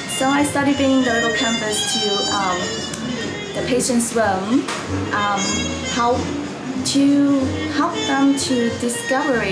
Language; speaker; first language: English; non-native, fluent; Chinese